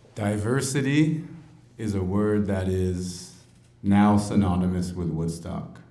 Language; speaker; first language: English; native; English